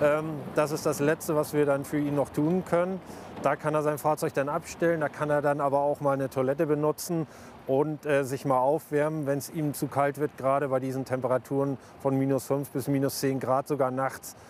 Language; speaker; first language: German; native; German